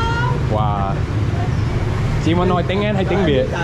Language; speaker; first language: Vietnamese; early bilingual, heritage; Vietnamese